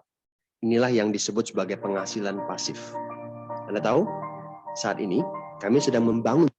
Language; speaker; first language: Indonesian; native; Indonesian